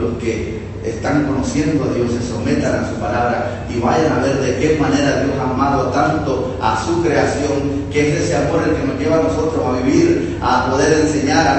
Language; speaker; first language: Spanish; native; Spanish